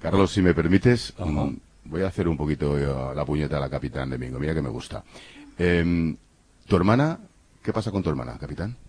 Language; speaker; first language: Spanish; native; Spanish